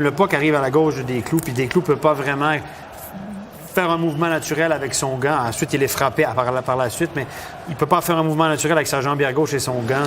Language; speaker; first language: French; native; French